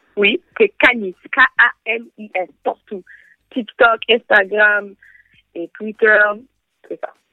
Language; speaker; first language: French; non-native, fluent; English